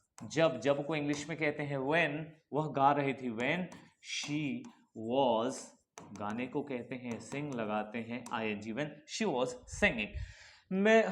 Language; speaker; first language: Hindi; native; Hindi